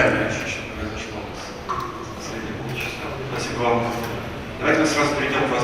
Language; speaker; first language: Russian; native; Russian